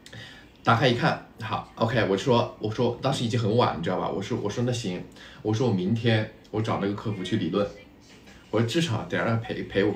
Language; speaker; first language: Chinese; native; Chinese